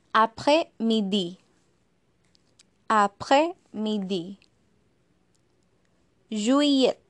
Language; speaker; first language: French; non-native, fluent; Spanish